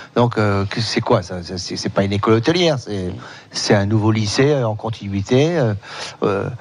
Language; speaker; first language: French; native; French